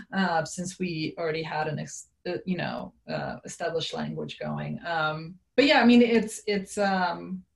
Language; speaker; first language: English; non-native, fluent; Serbian